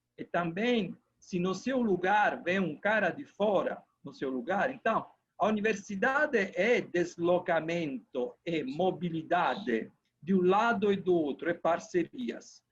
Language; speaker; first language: Portuguese; non-native, fluent; Italian